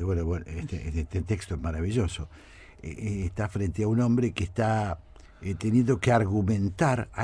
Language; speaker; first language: Spanish; native; Spanish